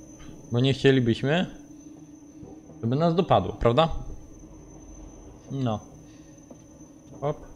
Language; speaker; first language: Polish; native; Polish